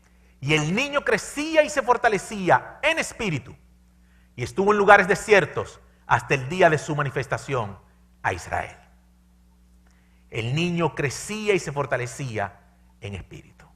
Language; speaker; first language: Spanish; native; Spanish